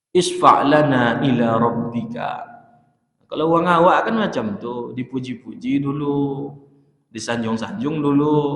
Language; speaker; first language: Malay; native; Malay